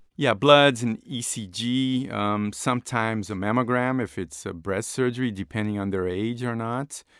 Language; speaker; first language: English; non-native, fluent; Portuguese